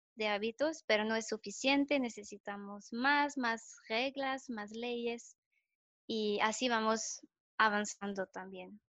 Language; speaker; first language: Spanish; non-native, fluent; French